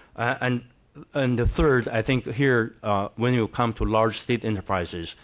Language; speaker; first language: English; non-native, fluent; Chinese